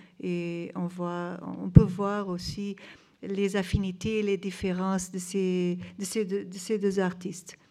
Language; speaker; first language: French; non-native, fluent; Portuguese